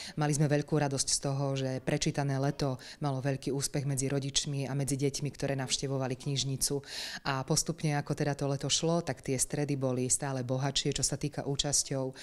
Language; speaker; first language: Slovak; native; Slovak